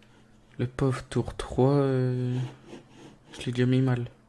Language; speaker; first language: French; native; French